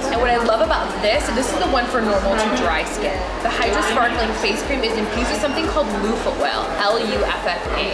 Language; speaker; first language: English; native; English